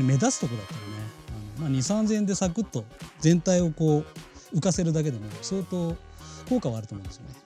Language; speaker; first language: Japanese; native; Japanese